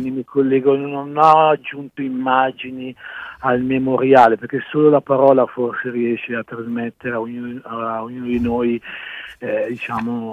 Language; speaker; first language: Italian; native; Italian